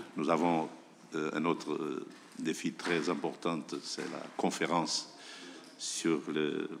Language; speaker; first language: French; non-native, fluent; Portuguese